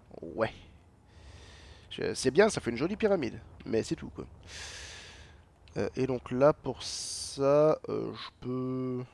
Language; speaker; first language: French; native; French